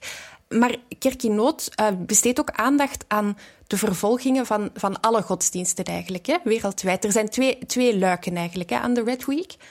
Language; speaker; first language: Dutch; native; Dutch